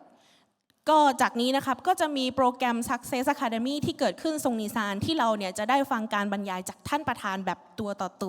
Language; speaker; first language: Thai; native; Thai